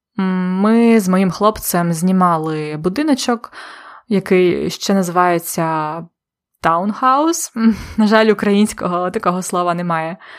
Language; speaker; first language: Ukrainian; native; Ukrainian